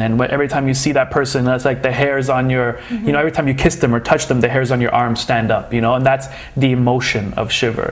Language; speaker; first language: English; early bilingual, other home language; Portuguese